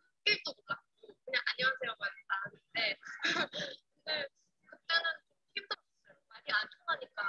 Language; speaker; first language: Korean; non-native, fluent; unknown